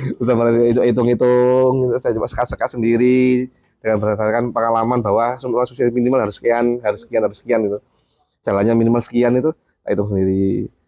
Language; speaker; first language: Indonesian; non-native, local second language; Javanese